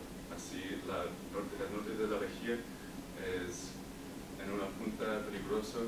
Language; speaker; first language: Spanish; non-native, learner; English